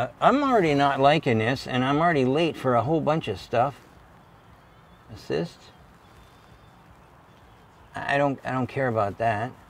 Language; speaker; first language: English; native; English